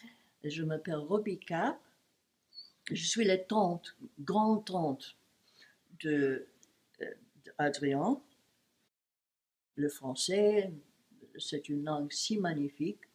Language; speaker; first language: French; non-native, learner; English